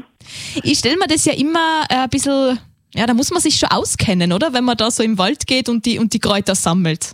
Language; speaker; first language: German; native; German